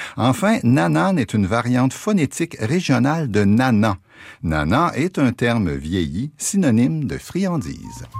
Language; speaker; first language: French; native; French